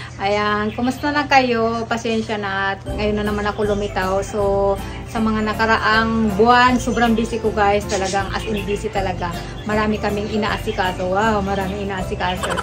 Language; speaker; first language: Filipino; non-native, local second language; Bikol